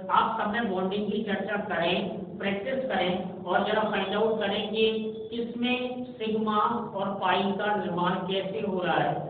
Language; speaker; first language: Hindi; native; Hindi